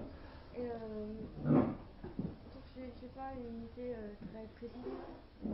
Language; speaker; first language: French; non-native, learner; Chinese